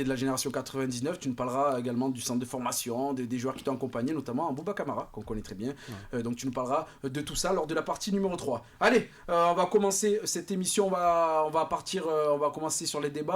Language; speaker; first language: French; native; French